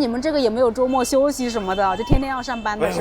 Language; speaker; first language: Chinese; native; Chinese